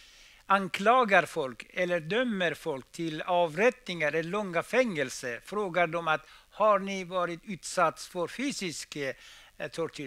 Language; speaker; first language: Swedish; non-native, fluent; Persian